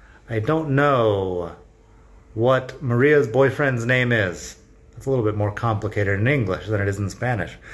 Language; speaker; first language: English; native; English